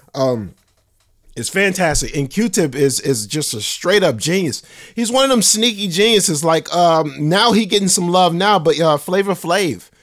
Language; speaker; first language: English; native; English